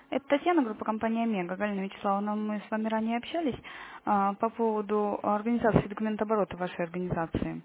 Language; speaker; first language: Russian; native; Russian